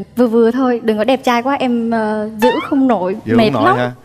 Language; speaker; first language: Vietnamese; native; Vietnamese